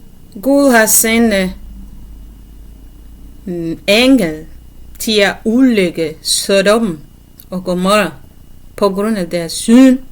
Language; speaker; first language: Danish; non-native, learner; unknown